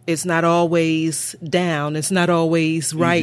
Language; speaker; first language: English; native; English